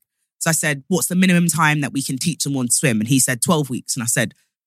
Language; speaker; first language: English; native; English